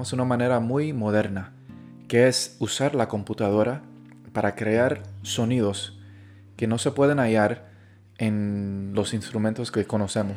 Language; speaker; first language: Spanish; early bilingual, heritage; Spanish